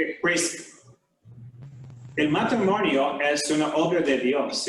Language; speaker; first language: Spanish; non-native, fluent; English